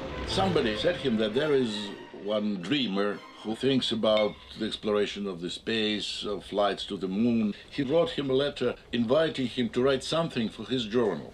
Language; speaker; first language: English; non-native, fluent; Russian